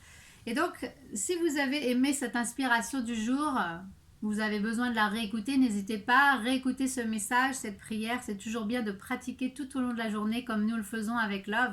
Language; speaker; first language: French; native; French